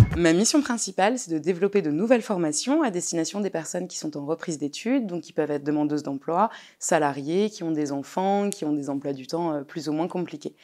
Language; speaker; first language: French; native; French